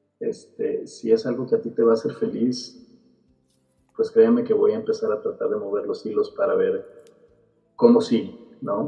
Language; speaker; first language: Spanish; native; Spanish